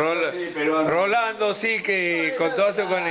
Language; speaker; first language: Spanish; native; Spanish